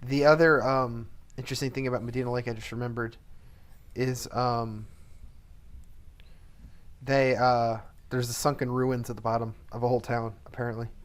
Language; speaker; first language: English; native; English